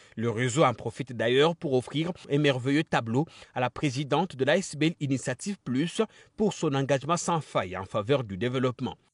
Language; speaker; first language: French; non-native, local second language; Lingala